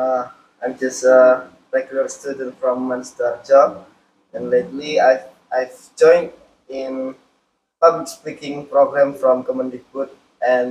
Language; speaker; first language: English; non-native, local second language; Indonesian